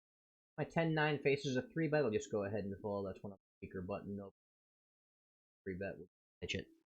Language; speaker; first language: English; native; English